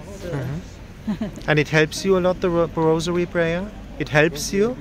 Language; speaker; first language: English; non-native, fluent; German